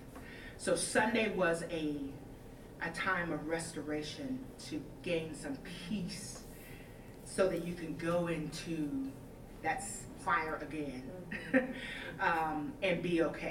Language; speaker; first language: English; native; English